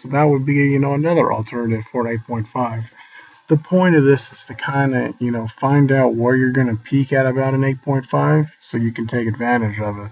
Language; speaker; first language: English; native; English